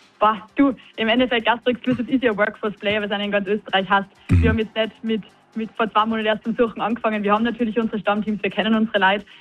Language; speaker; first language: German; native; German